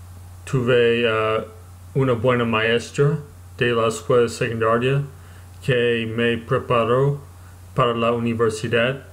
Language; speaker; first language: Spanish; non-native, learner; English